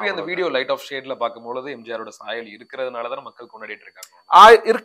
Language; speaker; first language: Tamil; native; Tamil